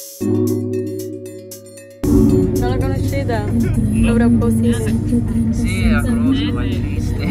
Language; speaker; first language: Italian; non-native, learner; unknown